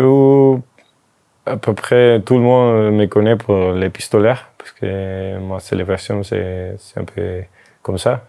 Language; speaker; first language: French; non-native, fluent; Spanish